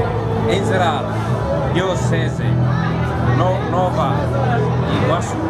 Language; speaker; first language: Portuguese; non-native, learner; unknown